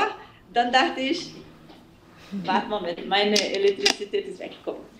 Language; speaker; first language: German; non-native, fluent; Portuguese